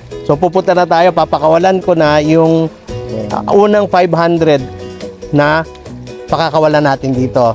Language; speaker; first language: Filipino; native; Filipino